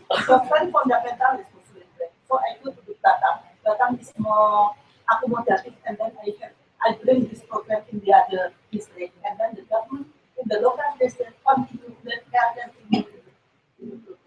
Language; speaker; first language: English; non-native, learner; Indonesian